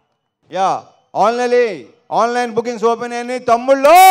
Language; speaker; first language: Telugu; native; Telugu